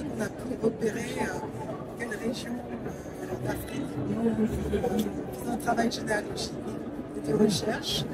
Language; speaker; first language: French; native; French